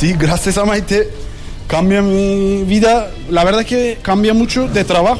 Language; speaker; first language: Spanish; non-native, learner; Turkish